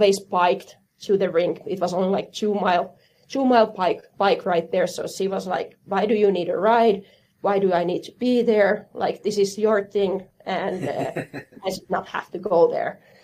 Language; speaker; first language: English; non-native, fluent; Finnish